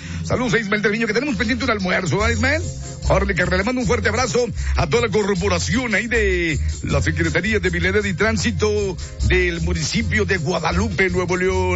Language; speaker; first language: Spanish; native; Spanish